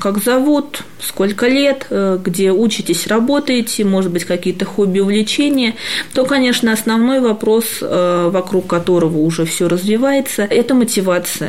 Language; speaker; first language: Russian; native; Russian